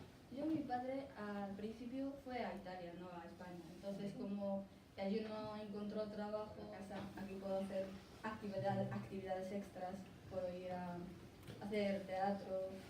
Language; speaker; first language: Spanish; early bilingual, other home language; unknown